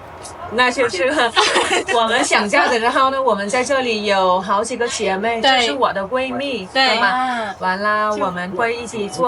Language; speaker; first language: Chinese; non-native, fluent; Vietnamese